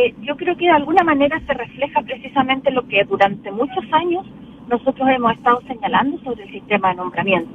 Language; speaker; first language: Spanish; native; Spanish